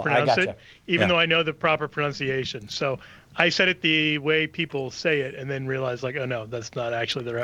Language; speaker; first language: English; native; English